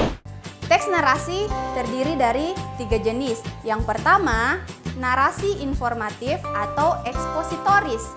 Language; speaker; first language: Malay; native; Malay